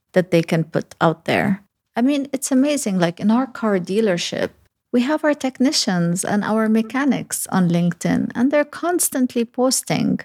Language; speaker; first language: English; early bilingual, other home language; Arabic